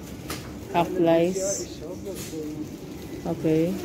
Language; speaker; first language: German; non-native, learner; Filipino